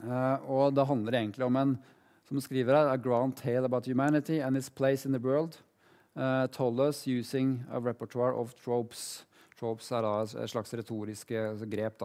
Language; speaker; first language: Norwegian; native; Norwegian